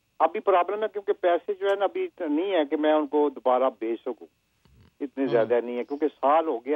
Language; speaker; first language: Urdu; non-native, local second language; Punjabi